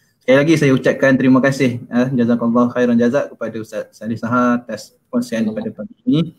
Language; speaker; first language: Malay; native; Malay